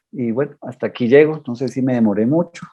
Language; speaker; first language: Spanish; native; Spanish